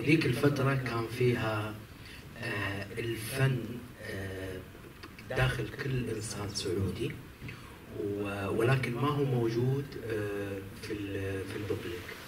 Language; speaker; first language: Arabic; native; Arabic